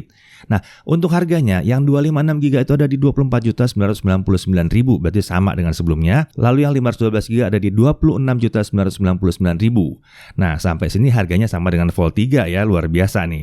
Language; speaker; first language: Indonesian; native; Indonesian